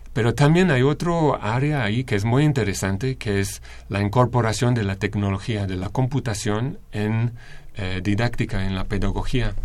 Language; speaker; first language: Spanish; non-native, fluent; English